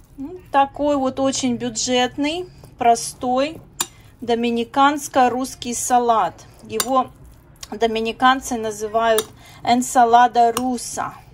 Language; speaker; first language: Russian; native; Russian